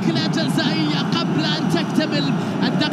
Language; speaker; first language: Arabic; native; Arabic